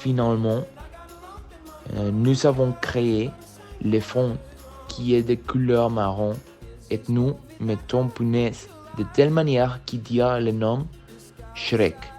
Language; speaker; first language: French; non-native, learner; Spanish